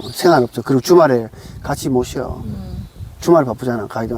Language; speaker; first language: Korean; native; Korean